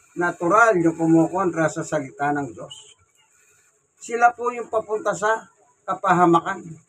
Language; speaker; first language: Filipino; non-native, local second language; Pampanga